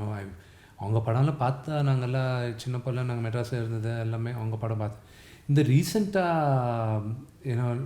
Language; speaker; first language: Tamil; non-native, local second language; Telugu